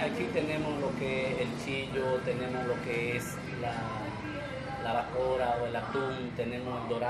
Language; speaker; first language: Spanish; native; Spanish